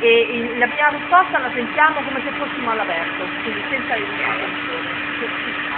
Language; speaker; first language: Italian; native; Italian